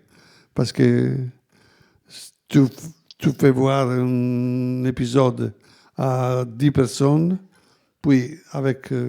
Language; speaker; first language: French; non-native, fluent; Italian